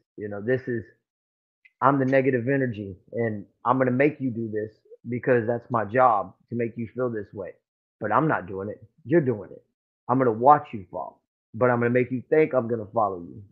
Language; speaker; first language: English; native; English